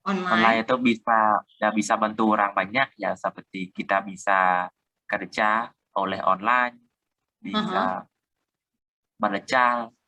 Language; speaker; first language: Indonesian; non-native, learner; Khmer